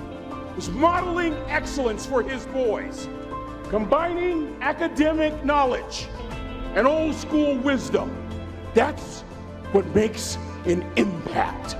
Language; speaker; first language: English; native; English